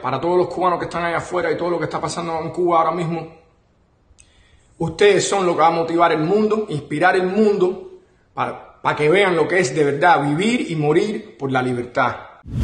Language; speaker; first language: Spanish; early bilingual, heritage; Spanish